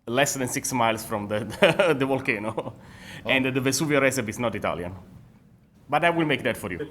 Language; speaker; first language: English; non-native, fluent; Italian